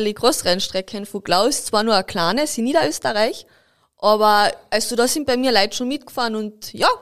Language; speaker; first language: German; native; German